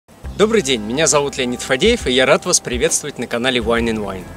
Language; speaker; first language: Russian; native; Russian